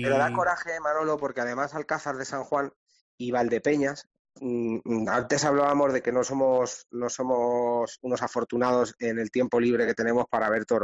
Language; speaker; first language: Spanish; native; Spanish